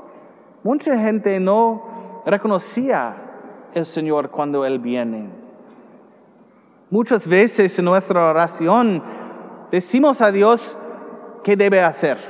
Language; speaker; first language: Spanish; non-native, learner; English